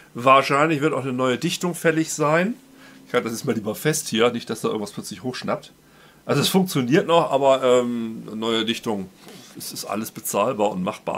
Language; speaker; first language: German; native; German